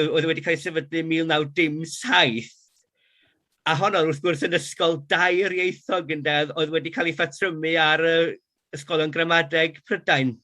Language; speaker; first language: Welsh; native; Welsh